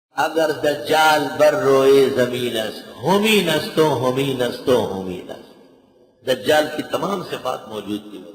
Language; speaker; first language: Urdu; non-native, local second language; Pashto